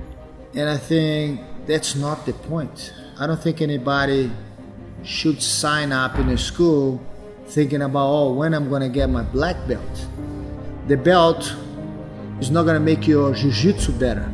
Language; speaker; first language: English; non-native, fluent; Portuguese